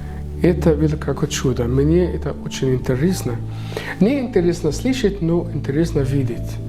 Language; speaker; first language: Russian; non-native, learner; Arabic